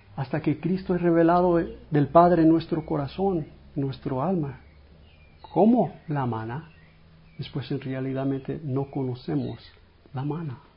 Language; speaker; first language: Spanish; non-native, fluent; English